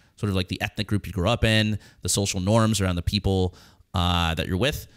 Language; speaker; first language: English; native; English